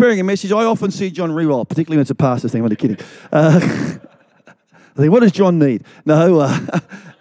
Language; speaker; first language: English; native; English